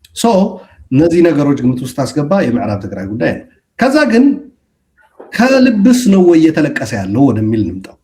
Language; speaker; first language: Amharic; non-native, local second language; Tigrinya